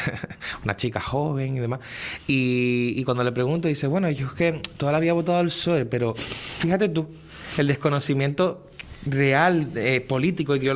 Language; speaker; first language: Spanish; native; Spanish